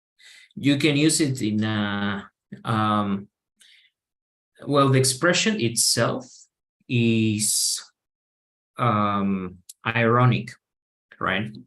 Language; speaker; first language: English; non-native, fluent; Spanish